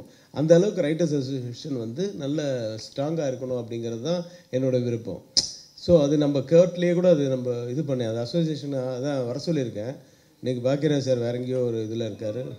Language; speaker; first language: Tamil; native; Tamil